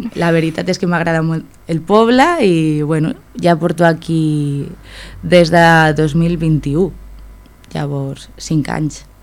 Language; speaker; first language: Catalan; non-native, local second language; Spanish